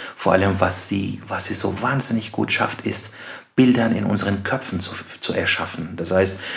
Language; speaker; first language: German; non-native, fluent; Persian